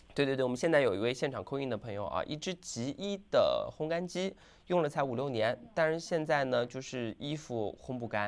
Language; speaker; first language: Chinese; native; Chinese